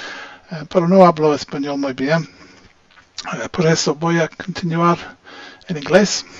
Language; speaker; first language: Spanish; non-native, learner; English